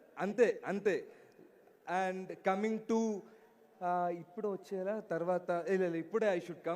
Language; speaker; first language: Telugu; non-native, learner; Malayalam